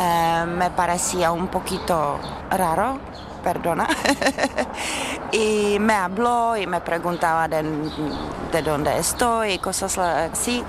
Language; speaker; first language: Spanish; non-native, learner; Czech